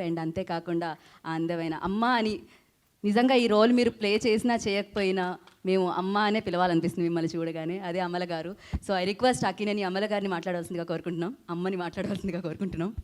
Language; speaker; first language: Telugu; native; Telugu